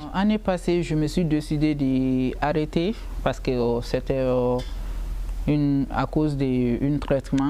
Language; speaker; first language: French; non-native, local second language; Bambara